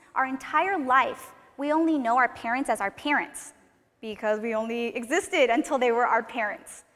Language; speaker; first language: English; early bilingual, other home language; Spanish